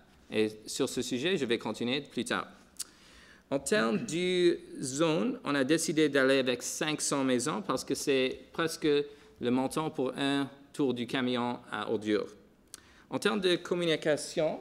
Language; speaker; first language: French; non-native, local second language; English